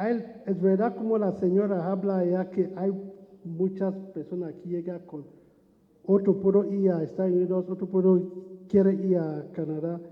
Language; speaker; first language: Spanish; non-native, learner; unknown